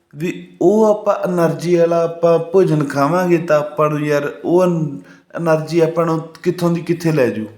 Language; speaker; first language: Punjabi; native; Punjabi